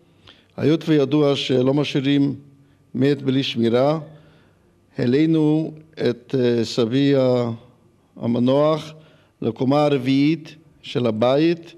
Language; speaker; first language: Hebrew; early bilingual, other home language; Hungarian